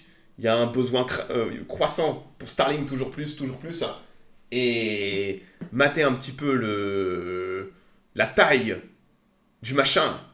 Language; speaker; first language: French; native; French